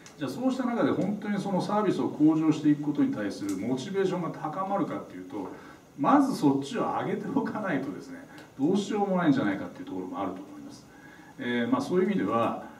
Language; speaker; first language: Japanese; native; Japanese